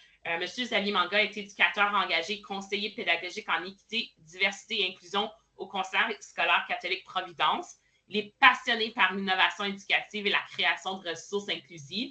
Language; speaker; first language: French; native; French